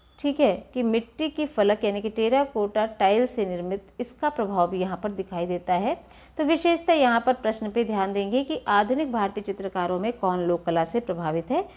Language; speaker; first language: Hindi; native; Hindi